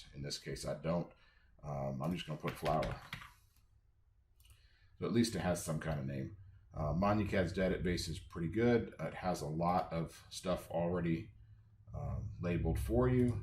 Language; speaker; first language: English; native; English